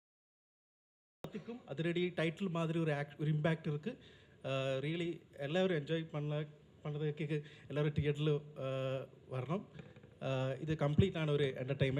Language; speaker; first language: Tamil; non-native, fluent; Malayalam